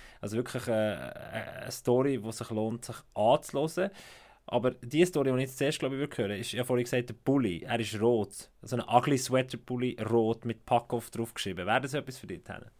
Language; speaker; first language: German; native; German